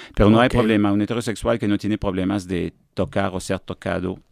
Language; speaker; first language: Spanish; non-native, fluent; French